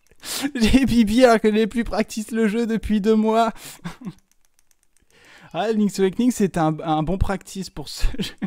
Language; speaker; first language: French; native; French